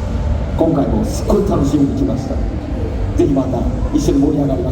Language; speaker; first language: Japanese; native; Japanese